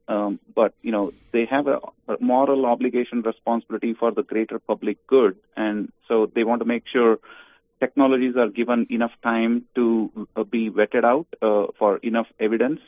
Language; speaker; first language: English; non-native, local second language; Kannada